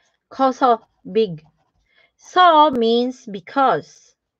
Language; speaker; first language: English; non-native, local second language; Filipino